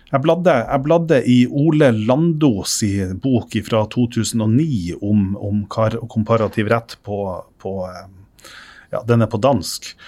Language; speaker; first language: Norwegian; native; Norwegian